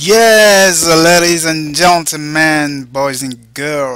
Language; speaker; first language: English; non-native, fluent; French